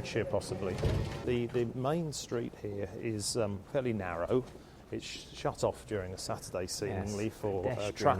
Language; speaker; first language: English; native; English